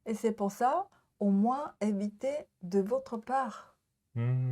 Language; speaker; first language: French; non-native, learner; Japanese